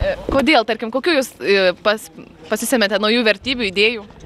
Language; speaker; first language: Lithuanian; native; Lithuanian